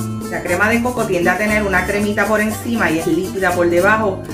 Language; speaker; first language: Spanish; native; Spanish